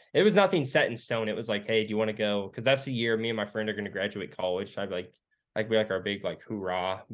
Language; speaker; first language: English; native; English